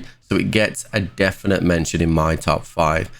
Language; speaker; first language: English; native; English